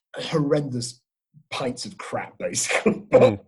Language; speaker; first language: English; native; English